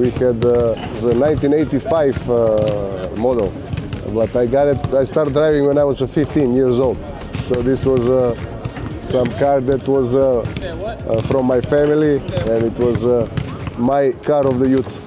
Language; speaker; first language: English; non-native, fluent; Macedonian